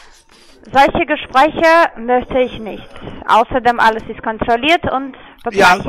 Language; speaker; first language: German; non-native, learner; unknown